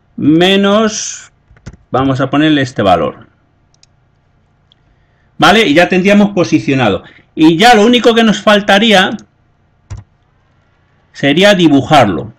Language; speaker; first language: Spanish; native; Spanish